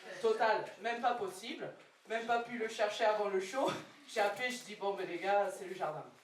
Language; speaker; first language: French; non-native, fluent; English